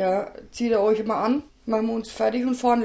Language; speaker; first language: German; native; German